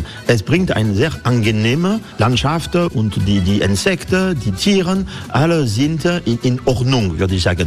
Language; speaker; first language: German; non-native, fluent; French